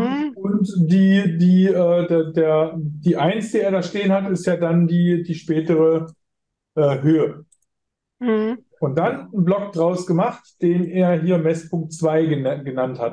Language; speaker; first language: German; native; German